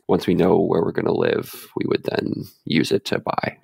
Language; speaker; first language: English; native; English